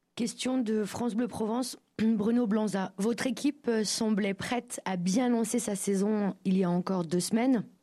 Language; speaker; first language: French; native; French